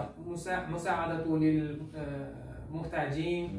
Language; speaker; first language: Arabic; non-native, learner; Uzbek